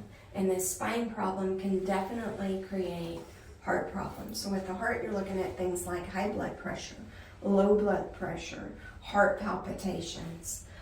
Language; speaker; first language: English; native; English